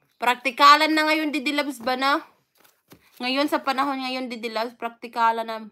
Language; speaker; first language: Filipino; non-native, local second language; Waray